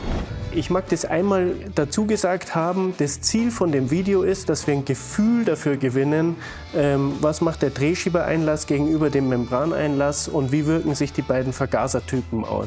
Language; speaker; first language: German; native; German